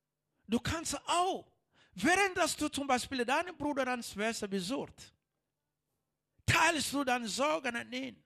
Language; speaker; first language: German; non-native, learner; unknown